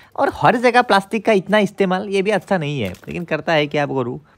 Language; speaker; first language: Hindi; non-native, local second language; Assamese